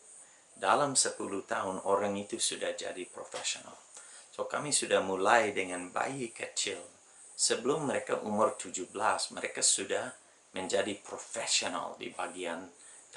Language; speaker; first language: Indonesian; non-native, fluent; English